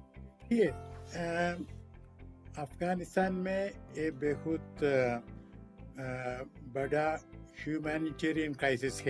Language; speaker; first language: Hindi; non-native, local second language; Malayalam